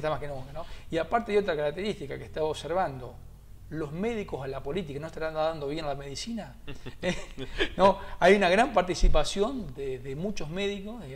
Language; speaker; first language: Spanish; native; Spanish